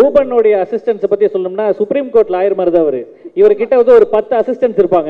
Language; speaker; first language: Tamil; native; Tamil